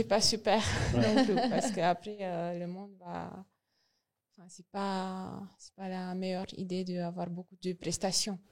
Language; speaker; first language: French; non-native, learner; Romanian